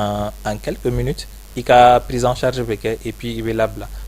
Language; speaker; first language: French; non-native, local second language; Bambara